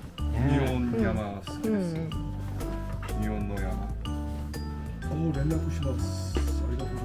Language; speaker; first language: Japanese; non-native, learner; Korean